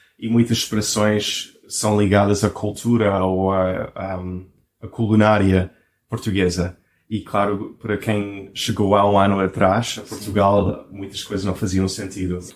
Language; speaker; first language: Portuguese; non-native, fluent; English